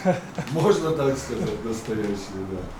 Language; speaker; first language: Russian; native; Russian